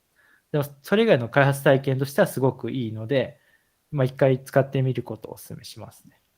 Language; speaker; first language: Japanese; native; Japanese